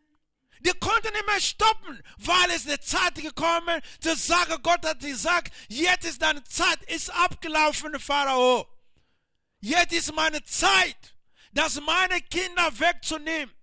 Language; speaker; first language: German; non-native, learner; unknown